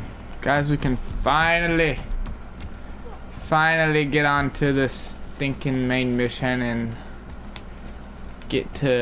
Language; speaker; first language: English; native; English